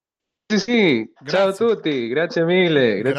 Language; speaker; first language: Italian; non-native, learner; Spanish